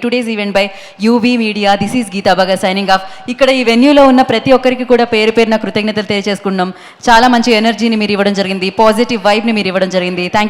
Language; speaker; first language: Telugu; native; Telugu